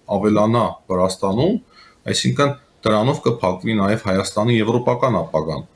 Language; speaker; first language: Armenian; native; Armenian